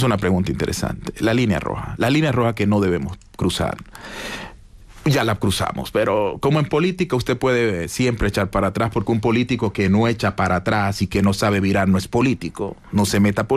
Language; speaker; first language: Spanish; native; Spanish